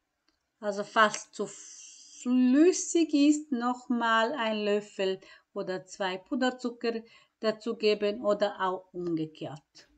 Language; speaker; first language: German; non-native, fluent; Croatian